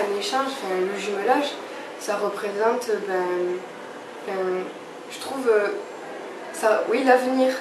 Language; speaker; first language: French; native; French